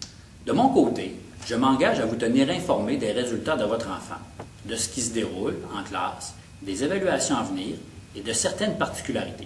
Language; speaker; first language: French; native; French